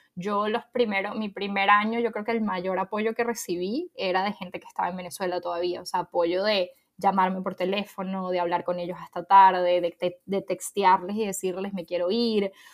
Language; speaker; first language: Spanish; native; Spanish